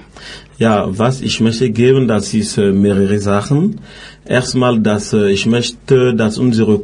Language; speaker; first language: German; non-native, learner; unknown